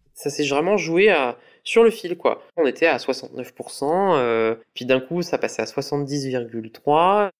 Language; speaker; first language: French; native; French